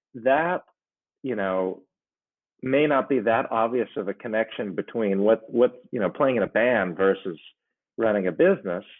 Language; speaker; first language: English; native; English